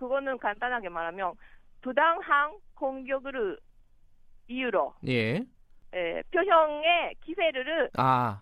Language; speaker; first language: Korean; non-native, learner; Japanese